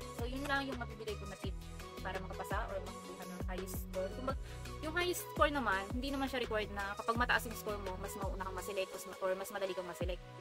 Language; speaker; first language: Filipino; native; Filipino